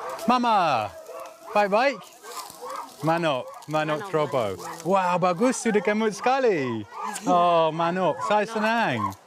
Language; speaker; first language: Indonesian; non-native, learner; English